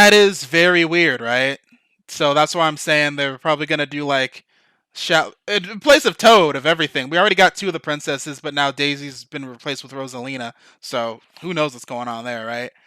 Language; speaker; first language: English; native; English